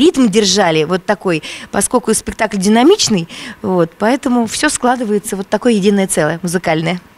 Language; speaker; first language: Russian; native; Russian